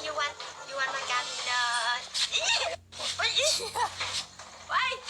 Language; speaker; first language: English; non-native, learner; Vietnamese